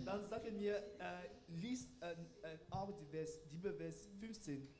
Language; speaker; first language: German; non-native, learner; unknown